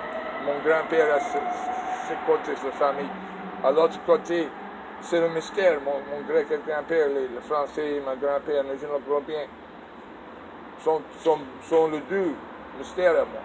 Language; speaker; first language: French; non-native, learner; English